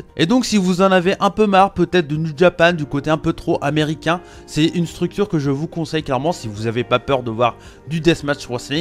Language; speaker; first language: French; native; French